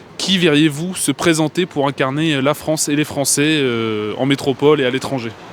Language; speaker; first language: French; native; French